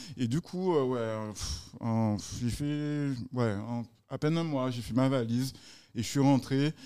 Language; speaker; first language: French; native; French